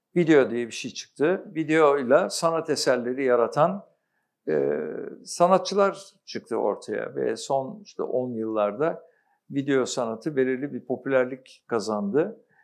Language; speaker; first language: Turkish; native; Turkish